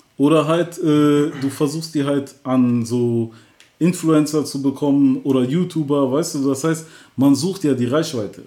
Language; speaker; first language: German; early bilingual, other home language; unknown